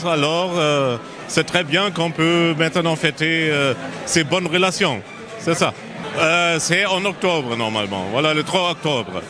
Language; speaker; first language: French; non-native, fluent; German